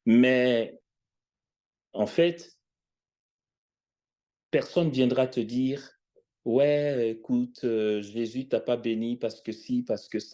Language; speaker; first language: French; native; French